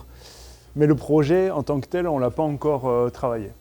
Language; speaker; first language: French; native; French